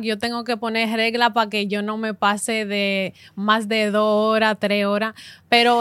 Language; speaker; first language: Spanish; early bilingual, heritage; Spanish